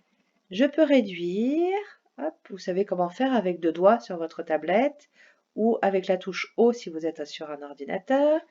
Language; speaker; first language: French; native; French